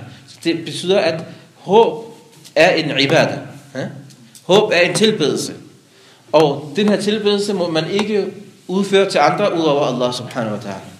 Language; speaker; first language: Danish; non-native, local second language; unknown